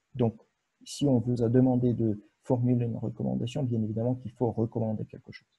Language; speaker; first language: French; non-native, fluent; Russian